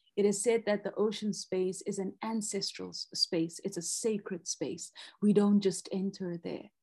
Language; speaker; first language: English; non-native, local second language; Zulu